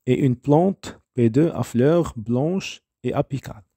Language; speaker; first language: French; non-native, local second language; Arabic